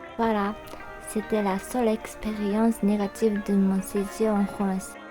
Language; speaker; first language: French; non-native, learner; Japanese